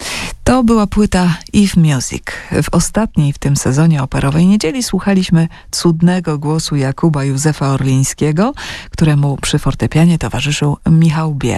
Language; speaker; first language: Polish; native; Polish